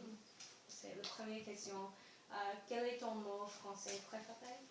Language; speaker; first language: French; non-native, learner; English